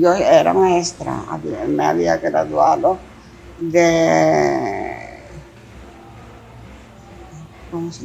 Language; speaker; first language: Spanish; non-native, fluent; Greek